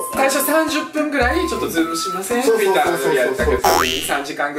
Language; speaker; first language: Japanese; early bilingual, other home language; Russian